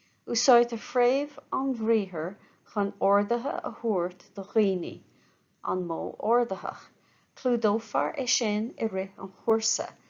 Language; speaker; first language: Irish; non-native, local second language; English